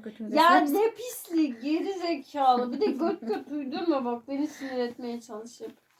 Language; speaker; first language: Turkish; native; Turkish